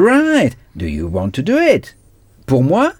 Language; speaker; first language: English; non-native, fluent; French